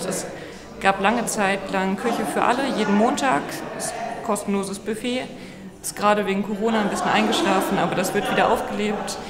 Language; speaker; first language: German; native; German